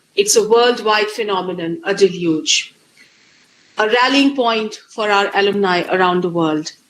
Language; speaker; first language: English; non-native, local second language; Hindi